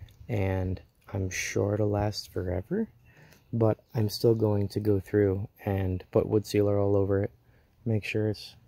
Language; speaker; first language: English; native; English